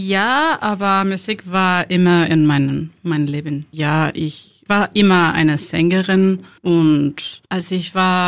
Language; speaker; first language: German; non-native, learner; Spanish